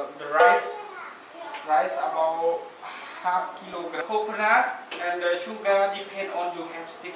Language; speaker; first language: English; non-native, learner; Thai